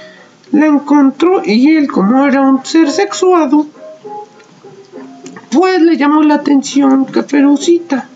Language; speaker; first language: Spanish; native; Spanish